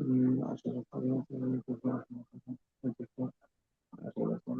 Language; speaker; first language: Arabic; non-native, learner; Bangla